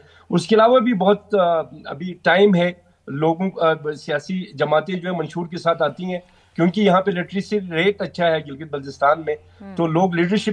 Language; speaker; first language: Hindi; non-native, local second language; Balti